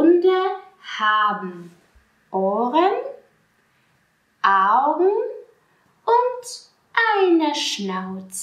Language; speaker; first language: German; non-native, fluent; Polish